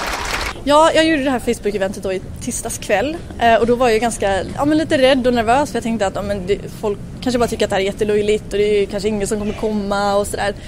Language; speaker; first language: Swedish; native; Swedish